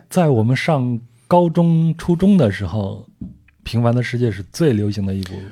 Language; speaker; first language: Chinese; native; Chinese